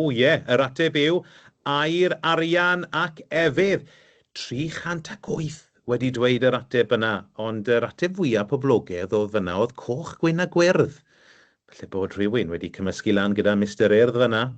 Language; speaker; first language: Welsh; native; Welsh